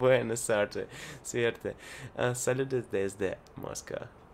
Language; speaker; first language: Spanish; non-native, learner; Russian